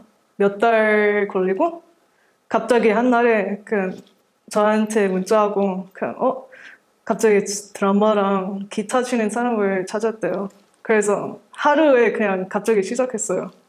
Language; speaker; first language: Korean; early bilingual, heritage; English